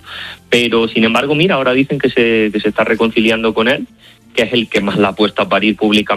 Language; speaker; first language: Spanish; native; Spanish